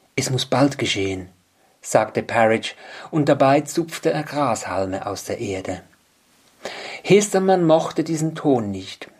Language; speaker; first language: German; native; German